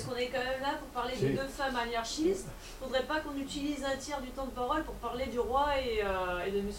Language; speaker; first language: French; native; French